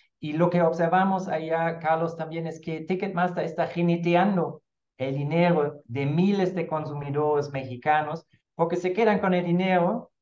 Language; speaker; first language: Spanish; non-native, fluent; German